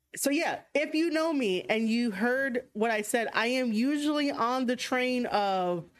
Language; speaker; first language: English; native; English